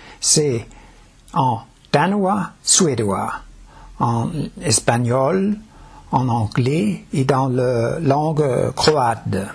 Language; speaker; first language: French; non-native, fluent; Danish